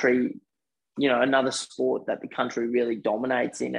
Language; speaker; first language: English; early bilingual, other home language; Afrikaans